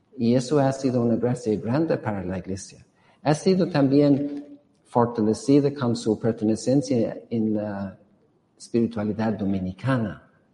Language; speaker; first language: Spanish; non-native, fluent; English